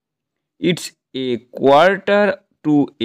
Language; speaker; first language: English; non-native, local second language; Bangla